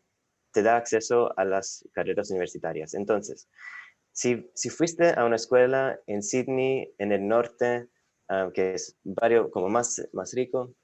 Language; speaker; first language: Spanish; non-native, fluent; English